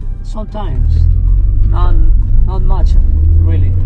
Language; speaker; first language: English; non-native, learner; Spanish